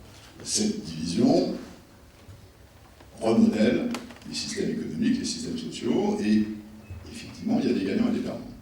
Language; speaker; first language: French; native; French